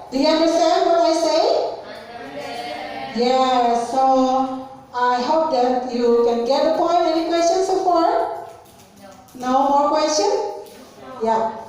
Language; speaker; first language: English; non-native, fluent; Indonesian